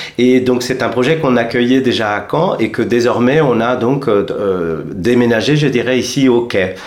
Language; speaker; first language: French; non-native, fluent; Spanish